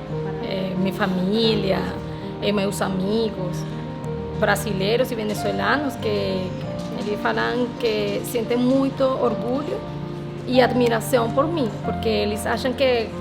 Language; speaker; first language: Portuguese; non-native, learner; Spanish